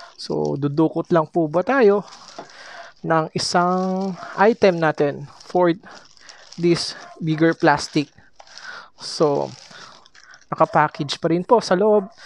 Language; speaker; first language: Filipino; native; Filipino